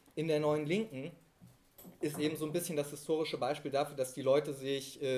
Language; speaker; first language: German; native; German